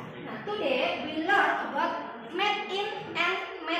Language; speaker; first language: English; non-native, learner; Indonesian